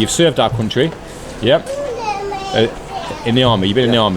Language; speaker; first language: English; native; English